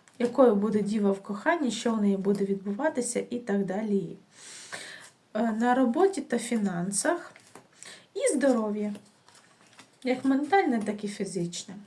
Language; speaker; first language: Ukrainian; non-native, local second language; Russian